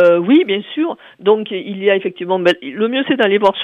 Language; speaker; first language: French; native; French